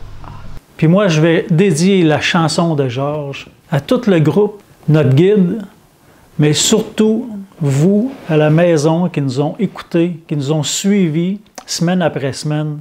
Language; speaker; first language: French; native; French